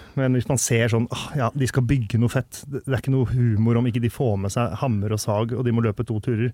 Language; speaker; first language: Norwegian; native; Norwegian